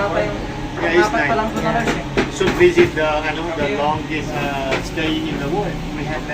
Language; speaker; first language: English; non-native, learner; Vietnamese